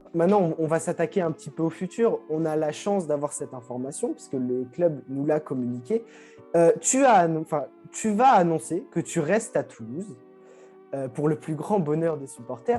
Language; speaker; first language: French; native; French